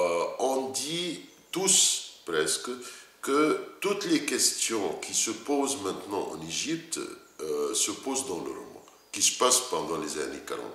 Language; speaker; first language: French; non-native, fluent; Arabic